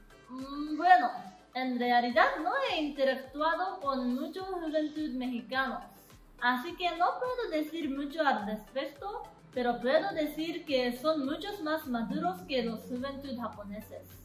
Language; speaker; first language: Spanish; non-native, learner; Japanese